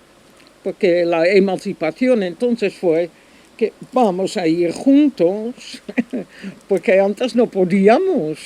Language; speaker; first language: Spanish; non-native, fluent; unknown